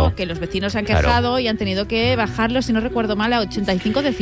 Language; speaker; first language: Spanish; native; Spanish